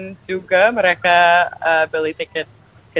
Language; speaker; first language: Indonesian; non-native, fluent; English